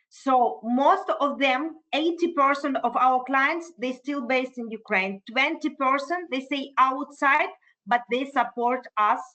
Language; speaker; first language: English; non-native, fluent; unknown